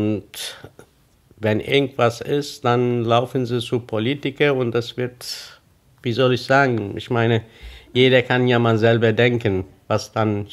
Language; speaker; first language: German; non-native, fluent; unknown